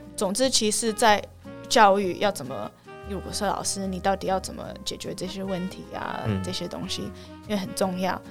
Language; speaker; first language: Chinese; non-native, fluent; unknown